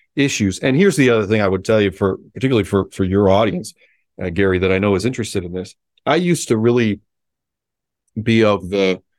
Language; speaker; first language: English; early bilingual, other home language; Spanish